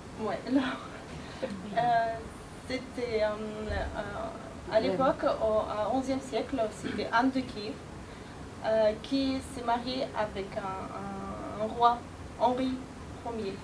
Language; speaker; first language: French; non-native, fluent; Ukrainian